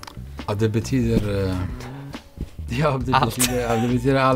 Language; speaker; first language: Swedish; non-native, fluent; Baluchi